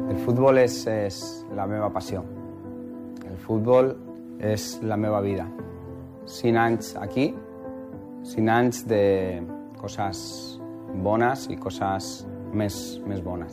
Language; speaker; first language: Catalan; non-native, learner; Spanish